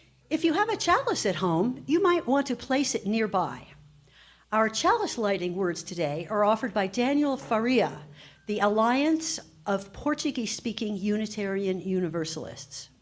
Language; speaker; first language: English; native; English